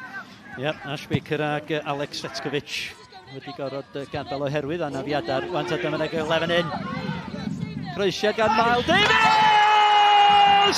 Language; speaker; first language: Welsh; native; Welsh